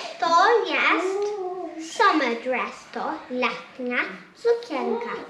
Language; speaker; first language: Polish; early bilingual, heritage; Polish